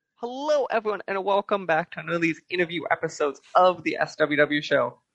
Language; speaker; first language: English; native; English